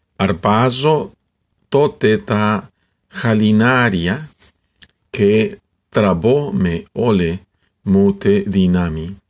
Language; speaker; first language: Greek; non-native, learner; Spanish